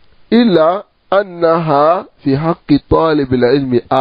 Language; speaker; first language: Arabic; non-native, fluent; Wolof